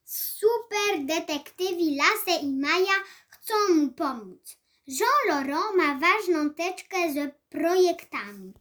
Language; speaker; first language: Polish; early bilingual, heritage; Polish